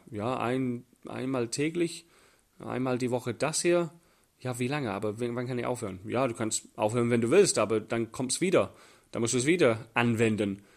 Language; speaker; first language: German; non-native, fluent; English